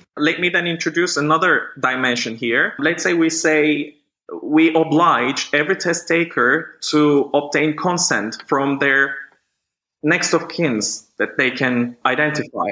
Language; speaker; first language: English; non-native, fluent; Turkish